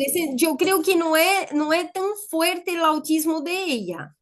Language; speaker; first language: Spanish; non-native, fluent; Portuguese